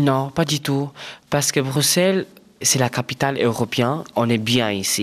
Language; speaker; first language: French; non-native, fluent; Romanian